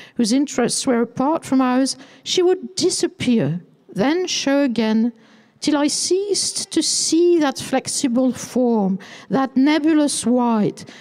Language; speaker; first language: English; non-native, fluent; French